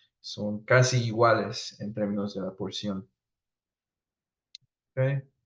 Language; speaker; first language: Spanish; early bilingual, heritage; Spanish